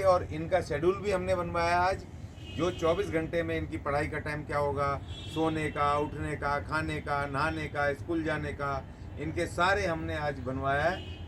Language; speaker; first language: Hindi; native; Hindi